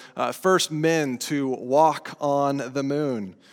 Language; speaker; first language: English; native; English